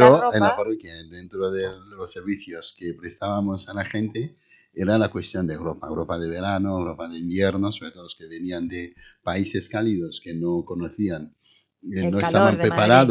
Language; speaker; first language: Spanish; non-native, fluent; Haitian Creole